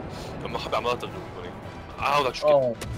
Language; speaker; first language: Korean; native; Korean